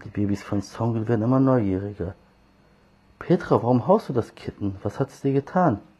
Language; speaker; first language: German; early bilingual, other home language; Turkish